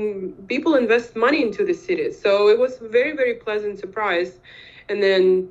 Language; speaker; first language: English; non-native, fluent; Ukrainian